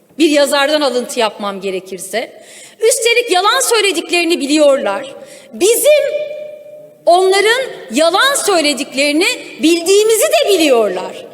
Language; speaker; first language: Turkish; non-native, local second language; Kurdish